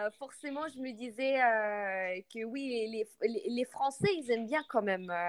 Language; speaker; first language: French; non-native, fluent; Russian